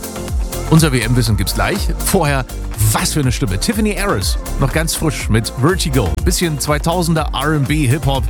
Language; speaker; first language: German; native; German